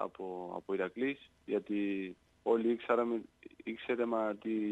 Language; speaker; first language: Greek; non-native, learner; Spanish